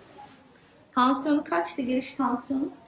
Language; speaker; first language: Turkish; native; Turkish